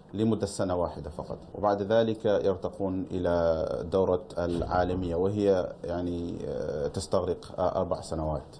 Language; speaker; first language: Arabic; non-native, fluent; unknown